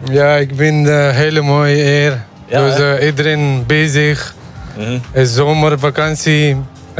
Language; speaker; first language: Dutch; non-native, learner; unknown